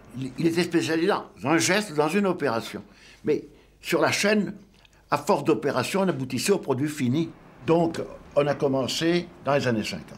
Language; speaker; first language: French; native; French